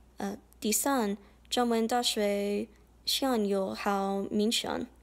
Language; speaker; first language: Chinese; non-native, learner; English